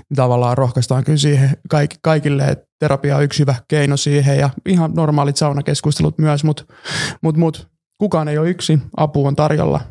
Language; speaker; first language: Finnish; native; Finnish